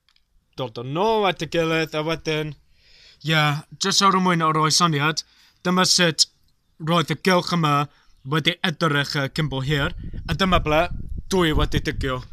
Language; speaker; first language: Welsh; non-native, learner; English